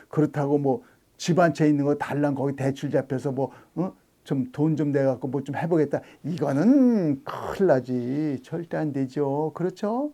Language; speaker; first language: Korean; native; Korean